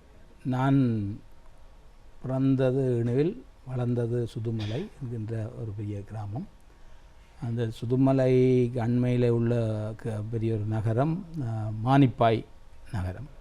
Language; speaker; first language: Tamil; native; Tamil